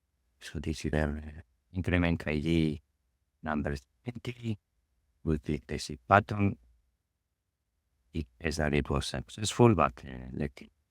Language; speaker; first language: English; non-native, fluent; Spanish